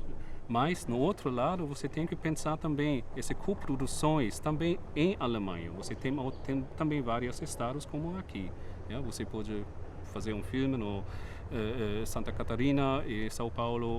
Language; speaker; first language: Portuguese; non-native, fluent; German